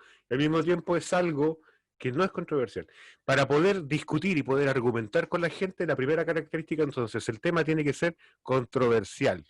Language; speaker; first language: Spanish; native; Spanish